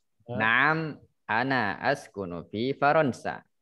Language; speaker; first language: Arabic; non-native, fluent; Indonesian